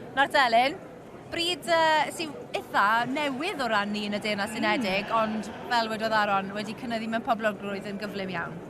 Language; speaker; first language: Welsh; native; Welsh